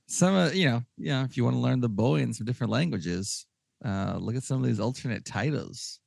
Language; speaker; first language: English; native; English